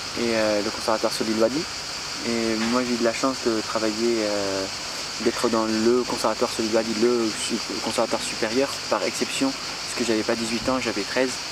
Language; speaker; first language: French; non-native, fluent; Arabic